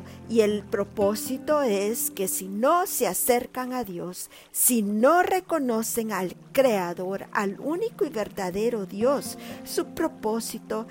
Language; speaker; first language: Spanish; native; Spanish